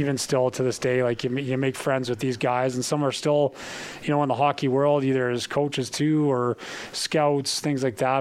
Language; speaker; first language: English; native; English